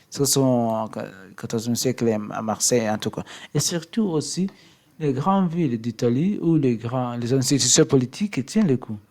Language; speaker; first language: French; non-native, learner; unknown